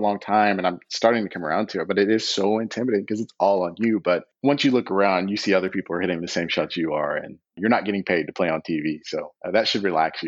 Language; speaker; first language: English; native; English